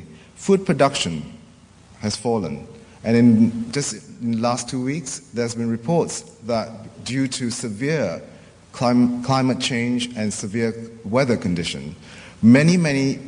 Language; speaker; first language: English; non-native, local second language; Min Nan Chinese